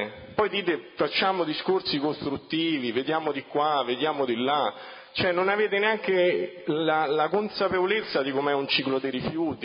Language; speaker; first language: Italian; native; Italian